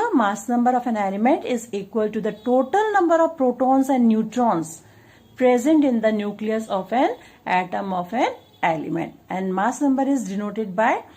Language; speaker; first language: English; non-native, local second language; Hindi